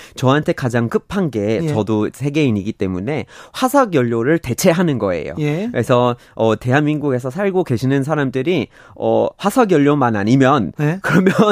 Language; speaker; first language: Korean; non-native, fluent; English